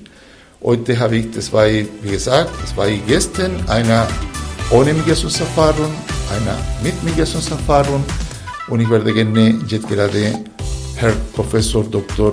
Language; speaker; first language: German; non-native, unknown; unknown